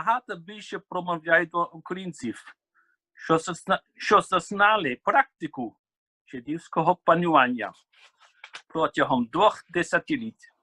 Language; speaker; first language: Ukrainian; non-native, fluent; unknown